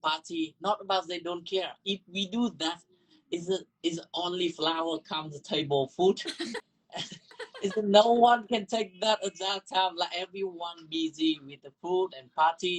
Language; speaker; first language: English; non-native, learner; Vietnamese